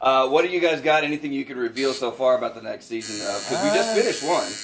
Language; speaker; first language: English; native; English